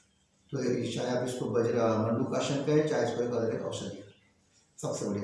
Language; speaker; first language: Hindi; native; Hindi